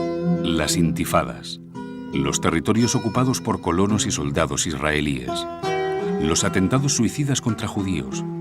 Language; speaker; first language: Spanish; native; Spanish